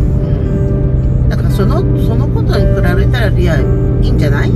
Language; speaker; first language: Japanese; native; Japanese